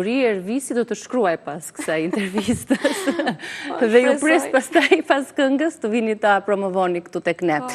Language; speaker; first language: Albanian; native; Albanian